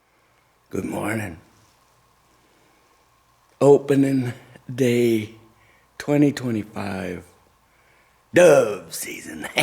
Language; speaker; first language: English; native; English